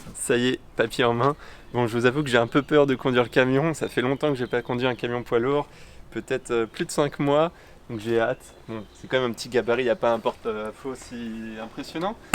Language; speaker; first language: French; native; French